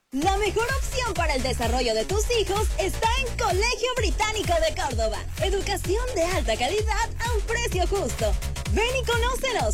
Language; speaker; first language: Spanish; native; Spanish